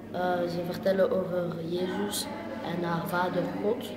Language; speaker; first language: Dutch; non-native, local second language; Arabic